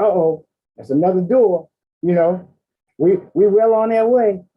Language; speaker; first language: English; native; English